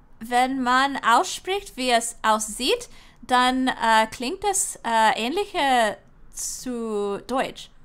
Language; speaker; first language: German; non-native, learner; English